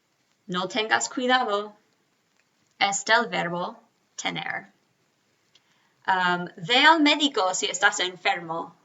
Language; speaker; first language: Spanish; non-native, fluent; English